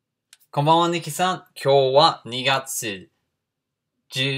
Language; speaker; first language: Japanese; non-native, learner; English